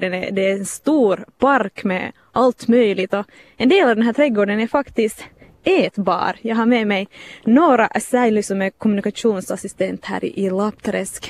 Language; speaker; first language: Swedish; native; Swedish